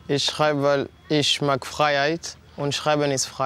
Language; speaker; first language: German; non-native, fluent; French